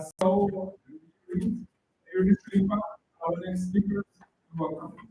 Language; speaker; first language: English; non-native, learner; Russian